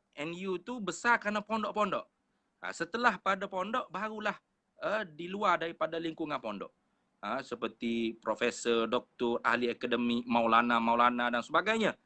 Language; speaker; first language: Malay; native; Malay